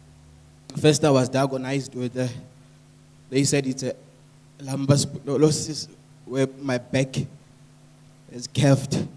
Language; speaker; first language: English; non-native, local second language; Tswana